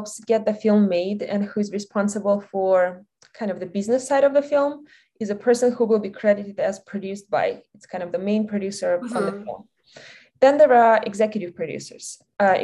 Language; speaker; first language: English; non-native, fluent; Russian